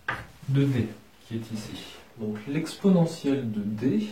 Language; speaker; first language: French; native; French